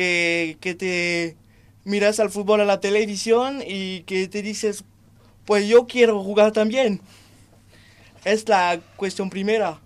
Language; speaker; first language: Spanish; non-native, fluent; French